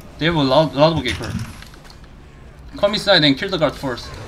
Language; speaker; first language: English; non-native, learner; Korean